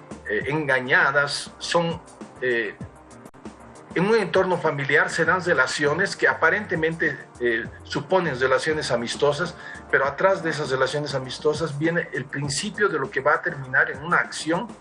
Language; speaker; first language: Spanish; native; Spanish